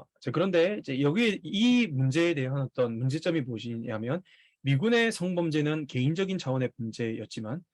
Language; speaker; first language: Korean; native; Korean